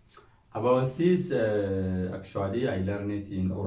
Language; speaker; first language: English; non-native, learner; Oromo